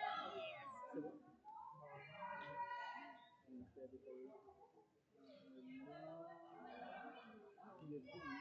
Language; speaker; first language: French; native; French